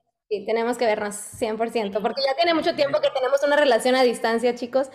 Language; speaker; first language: Spanish; native; Spanish